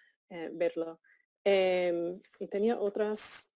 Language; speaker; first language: Spanish; non-native, fluent; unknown